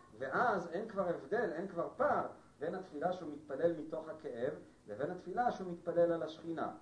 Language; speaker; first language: Hebrew; non-native, fluent; Spanish